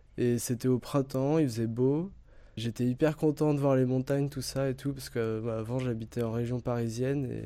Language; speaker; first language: French; native; French